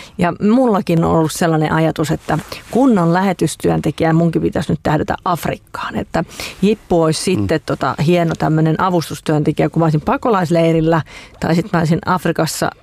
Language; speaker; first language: Finnish; native; Finnish